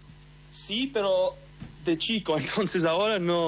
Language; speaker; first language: Spanish; early bilingual, heritage; English